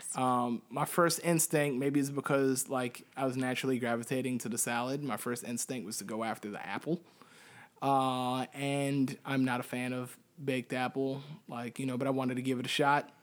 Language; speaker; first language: English; early bilingual, heritage; Spanish